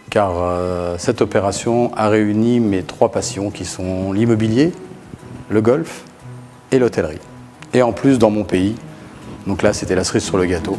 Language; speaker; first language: French; early bilingual, other home language; Arabic